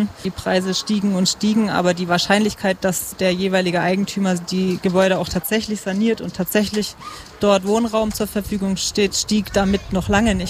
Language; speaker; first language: German; native; German